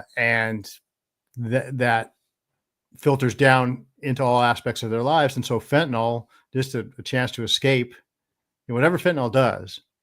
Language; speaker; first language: English; native; English